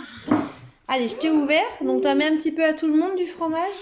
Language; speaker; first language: French; native; French